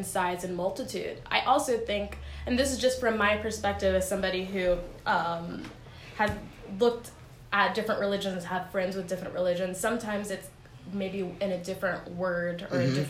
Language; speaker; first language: English; native; English